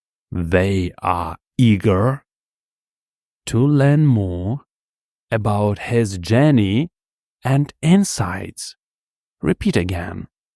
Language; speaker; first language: English; non-native, fluent; Ukrainian